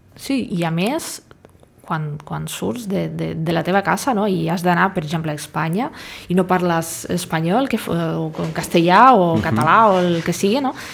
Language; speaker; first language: Catalan; non-native, fluent; Russian